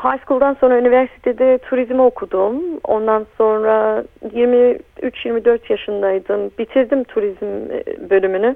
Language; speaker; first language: Turkish; early bilingual, heritage; Turkish